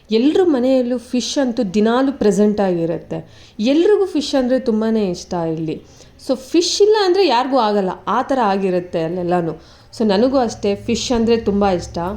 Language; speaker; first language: Kannada; non-native, local second language; Tulu